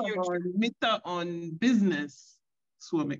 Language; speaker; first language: Finnish; non-native, learner; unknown